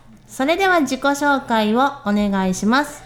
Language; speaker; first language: Japanese; native; Japanese